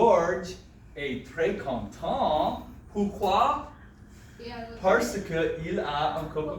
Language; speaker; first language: French; non-native, fluent; English